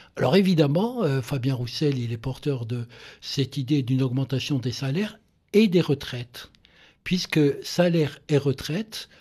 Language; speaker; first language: French; native; French